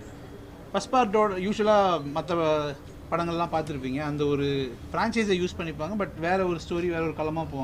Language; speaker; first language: Tamil; native; Tamil